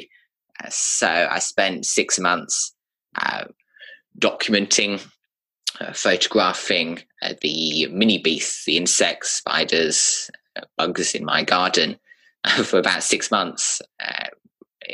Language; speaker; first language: English; native; English